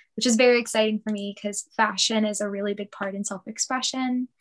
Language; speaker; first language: English; native; English